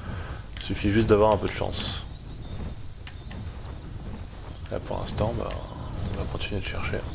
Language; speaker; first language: French; native; French